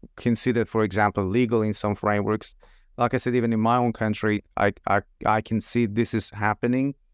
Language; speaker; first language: English; non-native, fluent; Persian